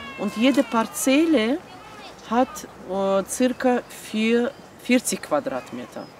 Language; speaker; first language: German; non-native, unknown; Azerbaijani